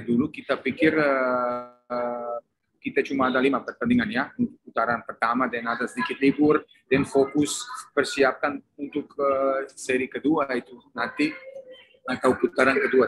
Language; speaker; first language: Indonesian; non-native, fluent; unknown